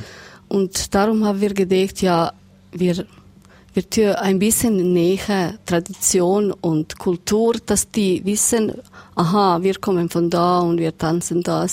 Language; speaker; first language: German; non-native, learner; Serbian